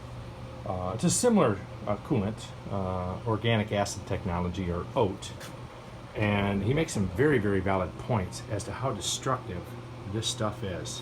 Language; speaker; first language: English; native; English